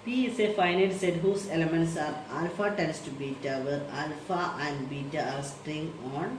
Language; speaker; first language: English; non-native, local second language; Malayalam